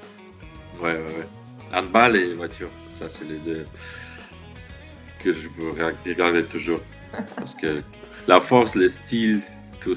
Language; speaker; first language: French; non-native, learner; Russian